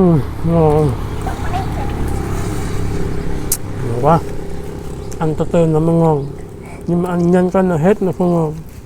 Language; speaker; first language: Vietnamese; non-native, local second language; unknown